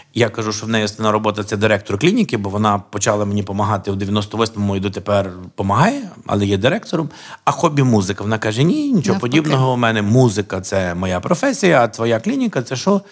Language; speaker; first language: Ukrainian; native; Ukrainian